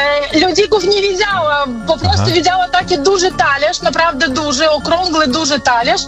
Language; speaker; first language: Polish; non-native, learner; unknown